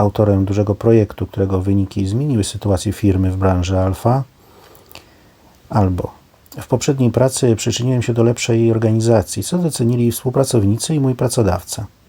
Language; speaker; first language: Polish; native; Polish